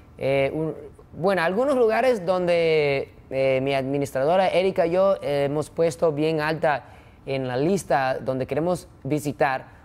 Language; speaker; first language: Spanish; non-native, fluent; Japanese